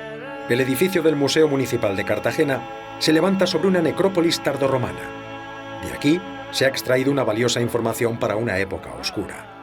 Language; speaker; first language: Spanish; native; Spanish